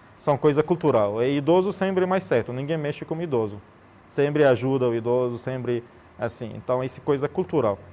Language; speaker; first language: Portuguese; non-native, fluent; Arabic